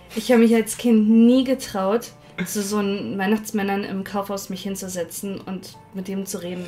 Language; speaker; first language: German; native; German